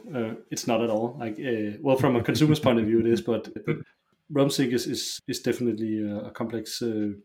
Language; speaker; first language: English; non-native, fluent; Danish